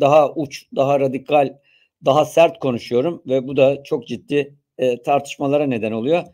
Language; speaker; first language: Turkish; native; Turkish